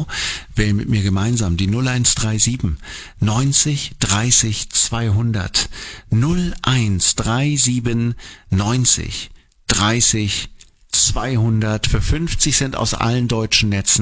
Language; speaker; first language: German; native; German